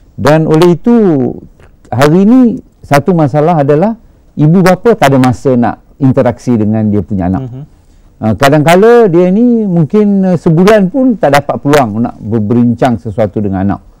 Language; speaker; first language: Malay; non-native, local second language; Tamil